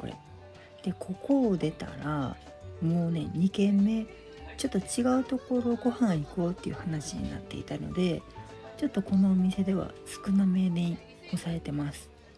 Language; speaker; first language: Japanese; native; Japanese